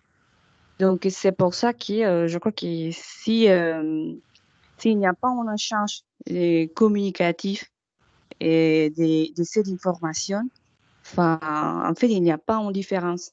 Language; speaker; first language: French; non-native, fluent; Portuguese